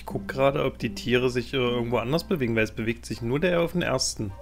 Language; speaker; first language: German; native; German